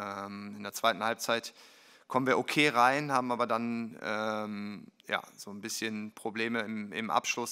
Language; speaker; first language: German; native; German